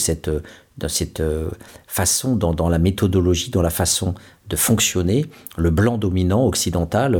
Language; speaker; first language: French; native; French